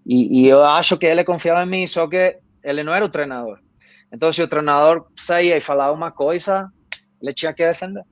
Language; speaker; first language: Portuguese; non-native, fluent; Spanish